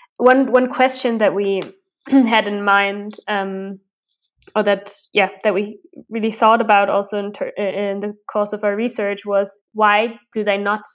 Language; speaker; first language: English; non-native, fluent; German